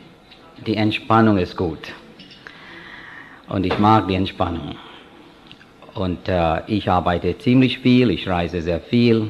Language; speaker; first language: German; non-native, fluent; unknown